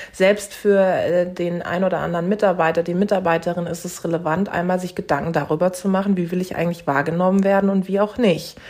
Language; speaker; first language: German; early bilingual, other home language; Turkish